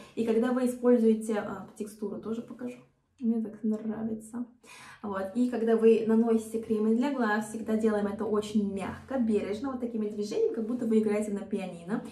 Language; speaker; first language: Russian; non-native, fluent; Korean